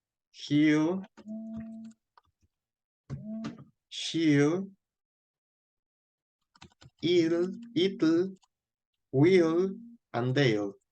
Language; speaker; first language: English; non-native, fluent; Spanish